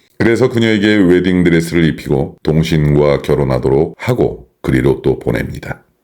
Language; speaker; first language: Korean; non-native, fluent; Chinese